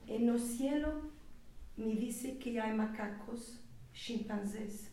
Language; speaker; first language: Spanish; non-native, learner; Portuguese